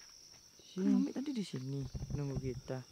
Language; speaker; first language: Indonesian; native; Indonesian